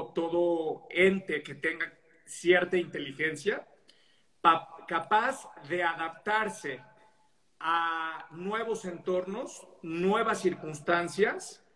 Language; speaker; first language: Spanish; native; Spanish